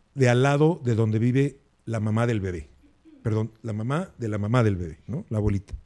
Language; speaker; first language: Spanish; native; Spanish